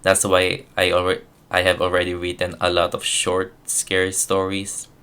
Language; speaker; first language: English; non-native, local second language; Filipino